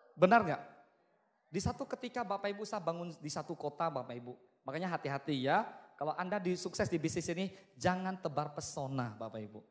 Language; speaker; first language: Indonesian; native; Indonesian